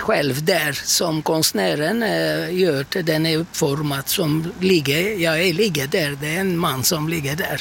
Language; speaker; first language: Swedish; non-native, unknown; Turkish